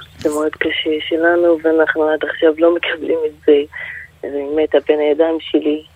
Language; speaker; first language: Hebrew; non-native, local second language; Arabic